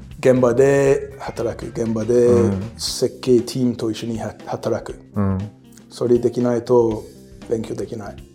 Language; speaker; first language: Japanese; non-native, learner; English